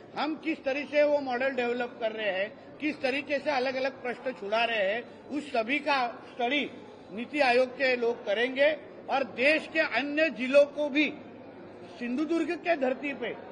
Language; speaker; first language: Hindi; non-native, local second language; Marathi